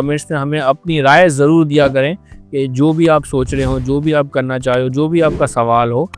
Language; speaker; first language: Hindi; native; Hindi